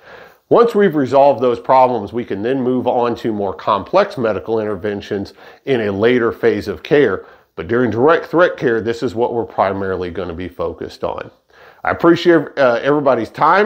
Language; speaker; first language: English; native; English